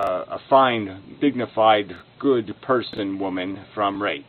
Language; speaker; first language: English; native; English